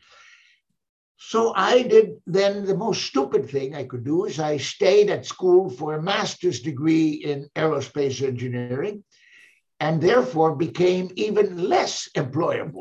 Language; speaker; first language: English; non-native, fluent; Spanish